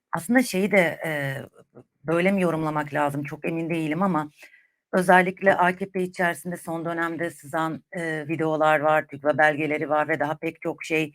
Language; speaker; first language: Turkish; native; Turkish